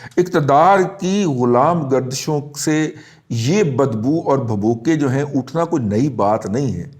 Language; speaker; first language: Urdu; non-native, local second language; Punjabi